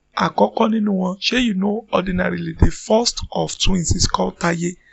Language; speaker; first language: English; non-native, local second language; Yoruba